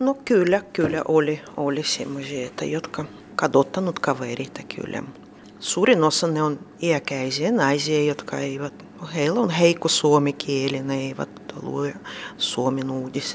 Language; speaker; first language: Finnish; non-native, learner; Russian